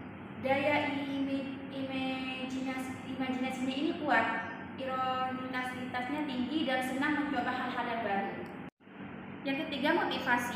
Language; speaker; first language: Indonesian; non-native, local second language; Madurese